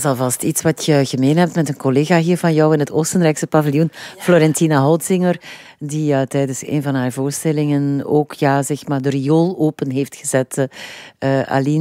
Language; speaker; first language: Dutch; native; Dutch